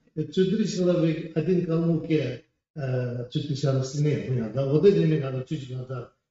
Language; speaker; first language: Russian; non-native, learner; Tibetan